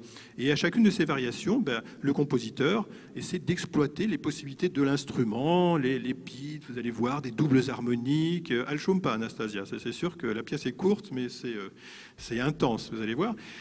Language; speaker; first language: French; native; French